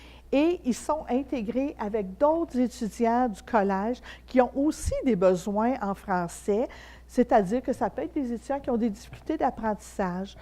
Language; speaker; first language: French; native; French